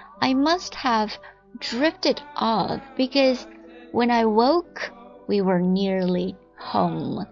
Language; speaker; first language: English; non-native, fluent; Chinese